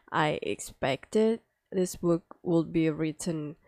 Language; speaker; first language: English; non-native, fluent; Indonesian